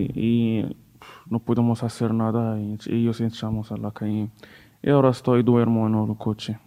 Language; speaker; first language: Spanish; non-native, learner; Arabic